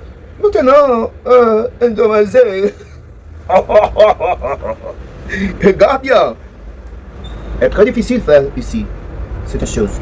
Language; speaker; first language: French; non-native, learner; Portuguese